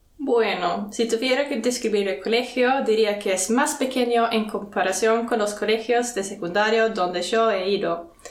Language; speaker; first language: Spanish; non-native, fluent; Swedish